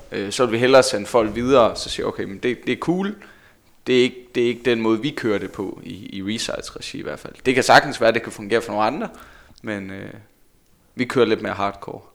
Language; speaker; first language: Danish; native; Danish